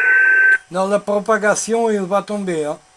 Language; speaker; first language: French; non-native, learner; Portuguese